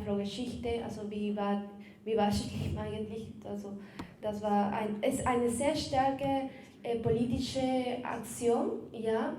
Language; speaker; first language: German; non-native, learner; Spanish